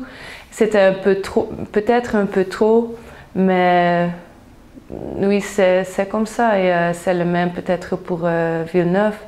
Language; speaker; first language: French; non-native, local second language; Dutch